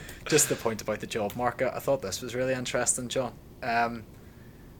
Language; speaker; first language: English; native; English